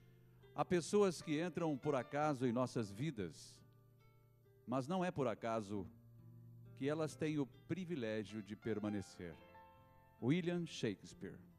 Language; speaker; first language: Portuguese; native; Portuguese